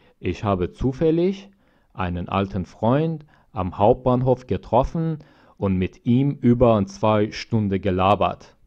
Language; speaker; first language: German; non-native, fluent; Persian